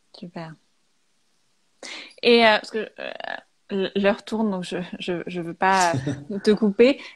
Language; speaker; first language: French; native; French